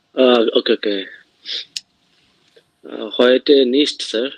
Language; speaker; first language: German; non-native, learner; Bangla